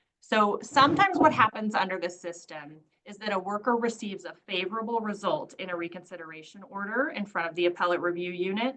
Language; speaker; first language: English; native; English